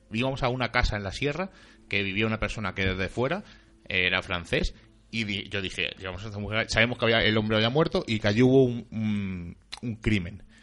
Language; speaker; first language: Spanish; native; Spanish